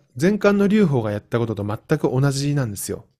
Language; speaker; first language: Japanese; native; Japanese